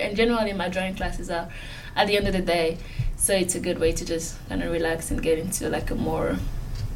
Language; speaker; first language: English; non-native, fluent; French